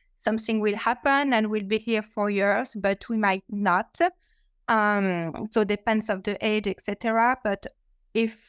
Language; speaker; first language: English; non-native, fluent; French